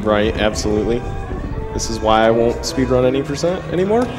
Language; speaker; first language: English; native; English